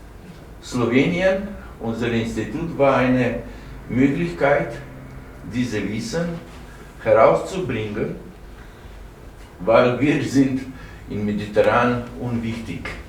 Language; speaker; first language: German; non-native, learner; Slovenian